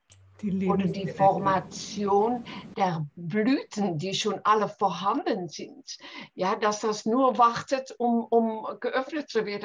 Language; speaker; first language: German; non-native, fluent; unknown